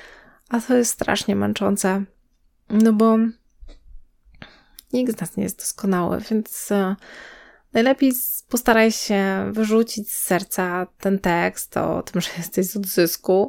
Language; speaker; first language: Polish; native; Polish